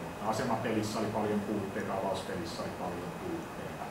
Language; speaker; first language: Finnish; native; Finnish